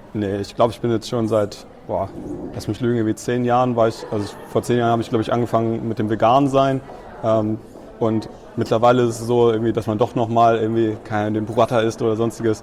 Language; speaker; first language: German; native; German